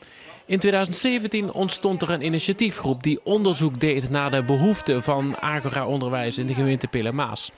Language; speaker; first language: Dutch; native; Dutch